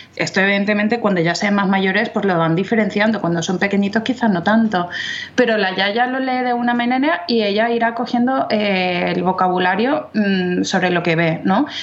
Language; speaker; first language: Spanish; non-native, fluent; English